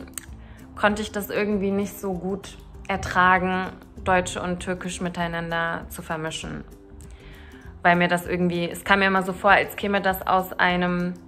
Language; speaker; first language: German; early bilingual, other home language; Turkish